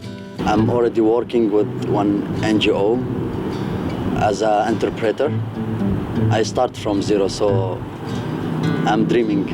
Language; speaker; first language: English; non-native, fluent; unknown